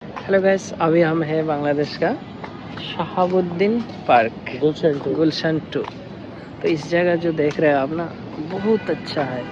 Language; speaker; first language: Hindi; non-native, learner; Bangla